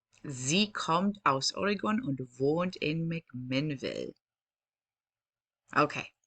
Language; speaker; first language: German; non-native, fluent; English